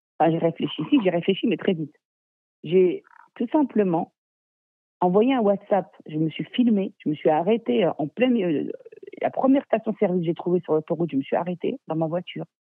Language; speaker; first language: French; native; French